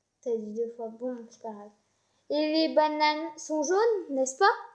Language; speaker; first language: French; native; French